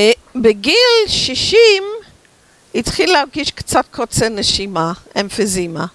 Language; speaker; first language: Hebrew; non-native, fluent; English